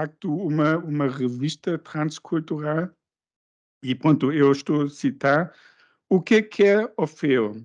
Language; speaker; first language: Portuguese; non-native, fluent; German